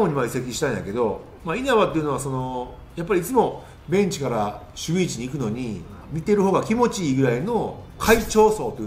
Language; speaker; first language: Japanese; native; Japanese